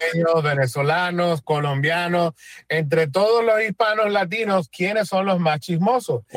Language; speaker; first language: Spanish; native; Spanish